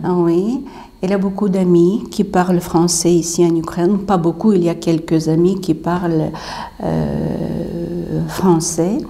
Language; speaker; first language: French; non-native, fluent; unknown